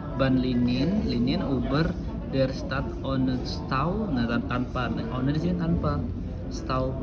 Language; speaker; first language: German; non-native, learner; Indonesian